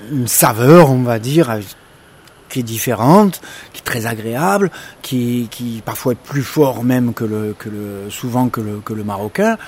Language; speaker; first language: French; native; French